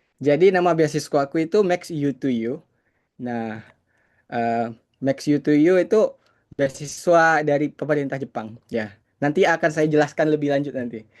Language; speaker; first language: Indonesian; native; Indonesian